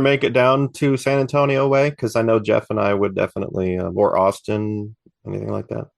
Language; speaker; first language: English; native; English